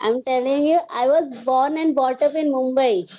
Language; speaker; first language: English; non-native, learner; Hindi